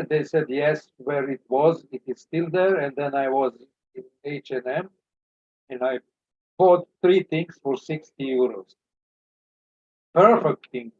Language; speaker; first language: English; non-native, learner; Serbian